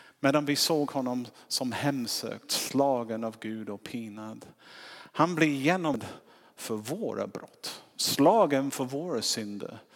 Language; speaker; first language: Swedish; non-native, fluent; English